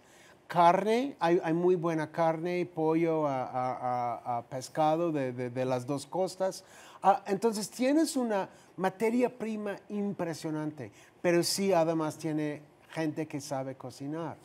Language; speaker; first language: Spanish; non-native, fluent; English